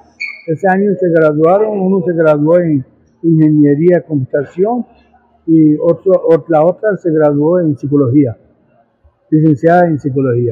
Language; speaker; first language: Spanish; non-native, fluent; Persian